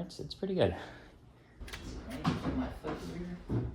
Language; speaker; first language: English; native; English